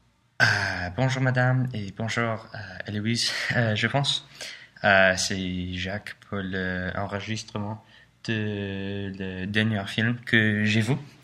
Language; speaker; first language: French; non-native, learner; English